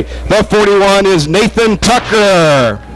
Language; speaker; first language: English; native; English